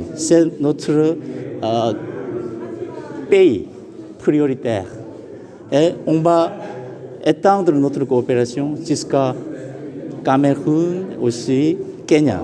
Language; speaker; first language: French; non-native, fluent; Korean